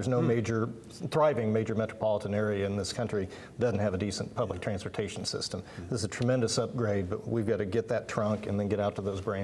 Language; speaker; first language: English; native; English